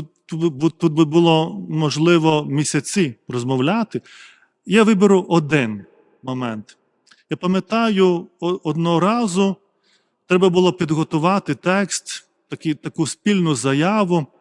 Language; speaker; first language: Ukrainian; non-native, fluent; Lithuanian